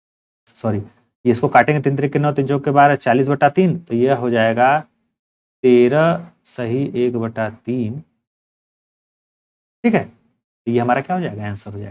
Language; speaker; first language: Hindi; native; Hindi